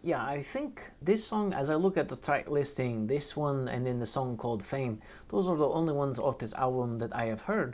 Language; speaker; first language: English; native; English